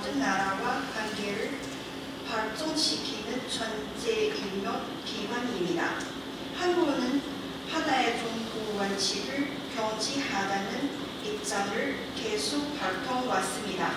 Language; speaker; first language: Korean; non-native, fluent; Chinese